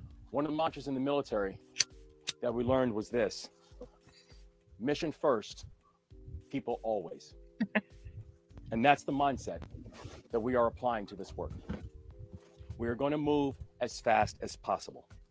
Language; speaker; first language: English; native; English